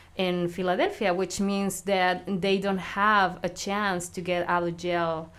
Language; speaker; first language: English; non-native, fluent; Spanish